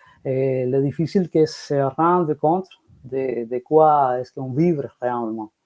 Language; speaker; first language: French; non-native, fluent; Spanish